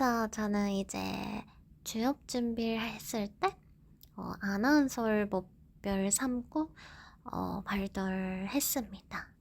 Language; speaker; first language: Korean; non-native, fluent; Japanese